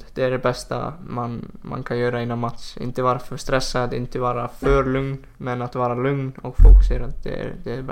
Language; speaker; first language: Swedish; non-native, fluent; Icelandic